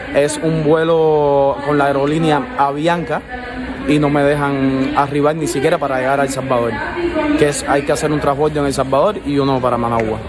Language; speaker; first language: Spanish; native; Spanish